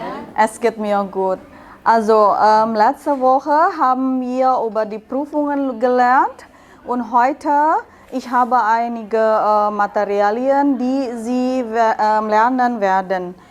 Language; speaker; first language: German; non-native, learner; Indonesian